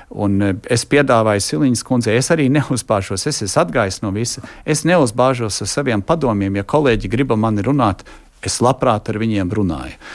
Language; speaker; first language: Latvian; early bilingual, heritage; Latvian